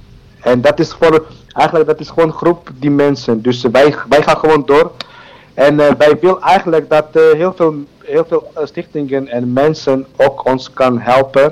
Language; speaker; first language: Dutch; non-native, learner; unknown